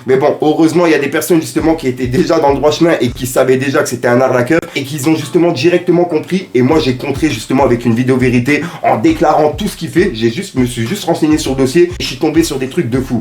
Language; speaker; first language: French; native; French